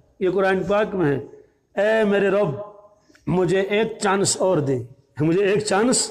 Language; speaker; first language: Urdu; native; Urdu